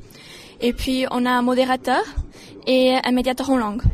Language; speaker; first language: French; non-native, fluent; Portuguese